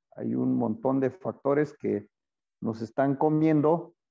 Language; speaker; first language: Spanish; non-native, local second language; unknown